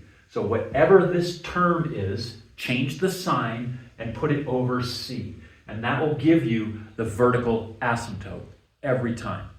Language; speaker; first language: English; native; English